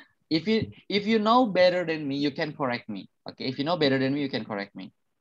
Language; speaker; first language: English; non-native, fluent; Indonesian